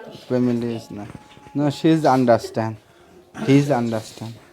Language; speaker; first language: English; non-native, local second language; Bangla